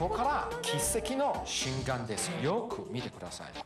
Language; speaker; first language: Japanese; non-native, fluent; Chinese